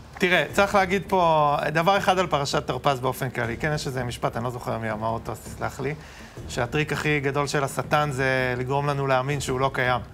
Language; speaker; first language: Hebrew; native; Hebrew